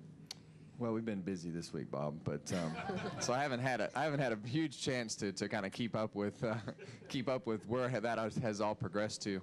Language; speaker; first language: English; native; English